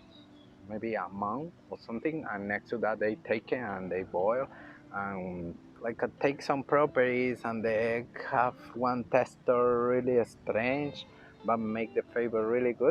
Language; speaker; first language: English; non-native, learner; Spanish